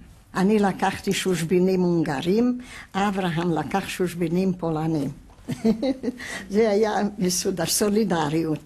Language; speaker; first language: Hebrew; non-native, fluent; Hungarian